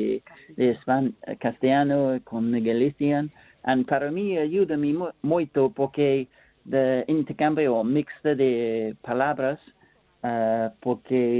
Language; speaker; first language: Spanish; non-native, learner; English